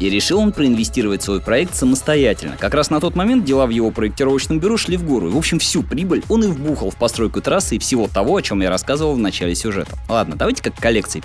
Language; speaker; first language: Russian; native; Russian